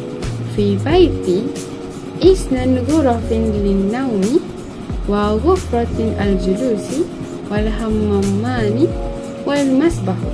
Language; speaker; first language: Arabic; non-native, learner; Malay